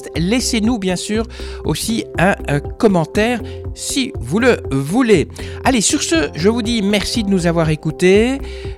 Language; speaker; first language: French; native; French